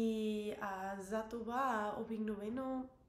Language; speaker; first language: Bulgarian; non-native, learner; English